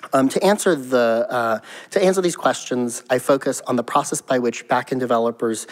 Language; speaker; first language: English; native; English